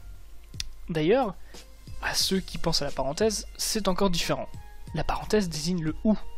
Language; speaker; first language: French; native; French